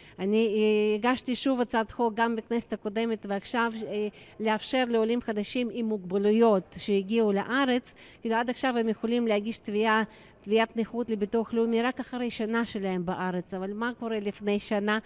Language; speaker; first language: Hebrew; non-native, fluent; Russian